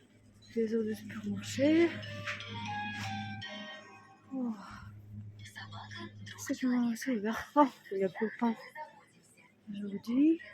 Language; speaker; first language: French; non-native, fluent; Russian